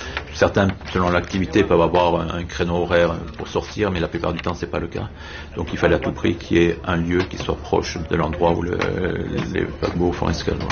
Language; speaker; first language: French; native; French